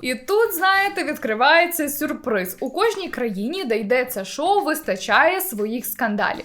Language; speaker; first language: Ukrainian; native; Ukrainian